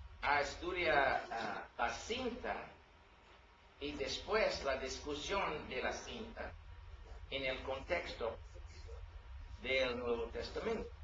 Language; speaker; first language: Spanish; non-native, learner; English